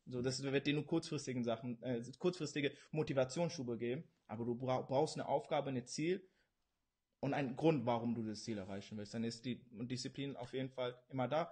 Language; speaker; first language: German; early bilingual, other home language; Urdu